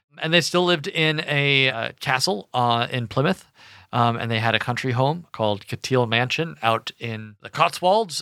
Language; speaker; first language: English; native; English